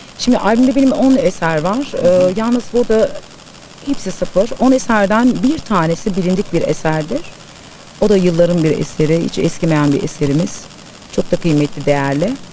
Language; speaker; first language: Turkish; early bilingual, heritage; Turkish